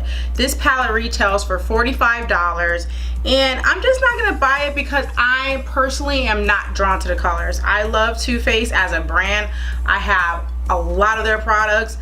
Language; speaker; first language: English; native; English